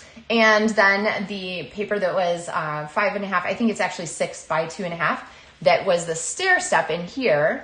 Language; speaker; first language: English; native; English